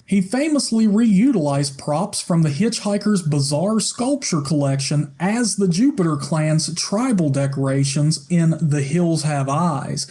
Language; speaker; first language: English; native; English